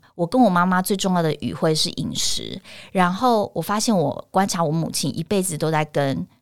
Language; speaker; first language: Chinese; native; Chinese